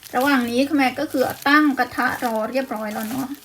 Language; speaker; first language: Thai; native; Thai